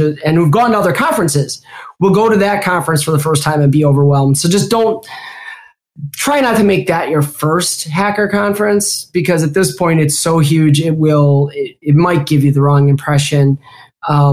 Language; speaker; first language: English; native; English